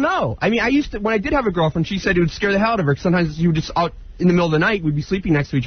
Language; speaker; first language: English; native; English